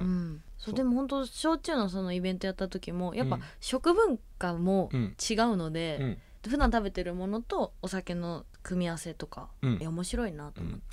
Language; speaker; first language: Japanese; native; Japanese